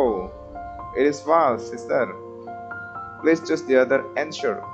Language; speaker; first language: English; non-native, fluent; Indonesian